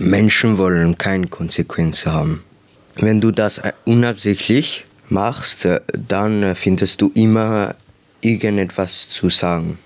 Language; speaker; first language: German; non-native, local second language; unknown